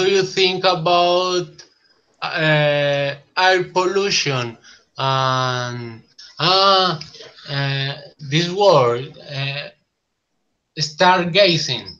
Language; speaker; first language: English; non-native, learner; Spanish